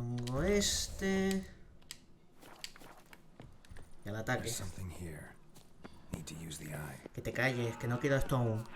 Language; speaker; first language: Spanish; native; Spanish